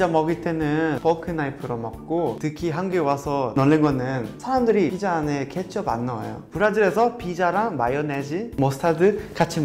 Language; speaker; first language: Korean; non-native, fluent; Portuguese